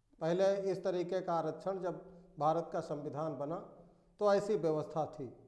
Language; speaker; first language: Hindi; native; Hindi